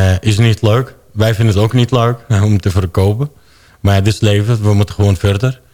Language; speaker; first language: Dutch; non-native, fluent; Arabic